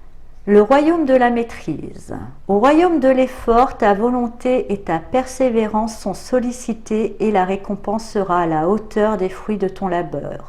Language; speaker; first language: French; native; French